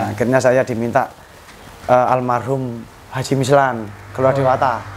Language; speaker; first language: Indonesian; non-native, local second language; Javanese